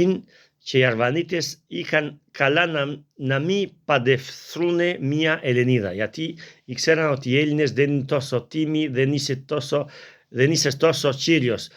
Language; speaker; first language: Greek; non-native, learner; Albanian